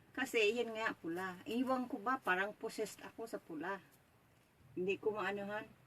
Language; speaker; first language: Filipino; native; Filipino